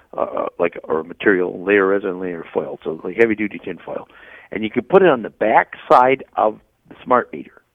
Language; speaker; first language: English; native; English